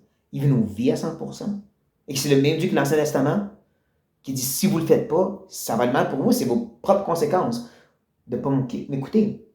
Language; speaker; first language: French; native; French